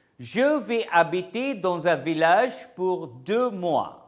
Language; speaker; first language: French; non-native, fluent; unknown